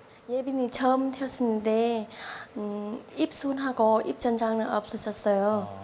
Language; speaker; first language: Korean; non-native, learner; Vietnamese